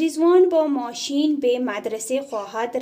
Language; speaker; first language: Persian; non-native, fluent; Urdu